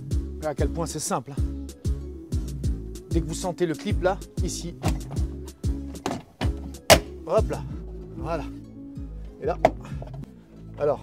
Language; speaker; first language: French; native; French